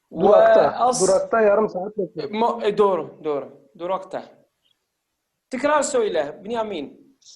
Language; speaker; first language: Turkish; non-native, learner; Arabic